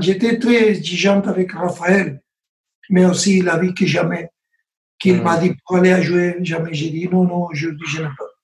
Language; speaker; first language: French; non-native, learner; Spanish